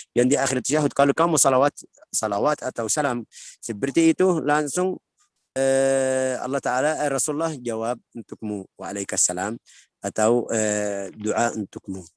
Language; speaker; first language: Indonesian; non-native, learner; Arabic